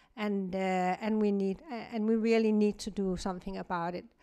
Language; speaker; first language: English; non-native, fluent; Kalaallisut